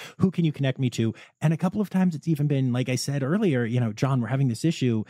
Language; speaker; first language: English; native; English